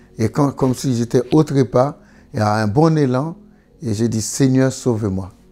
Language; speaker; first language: French; non-native, local second language; Haitian Creole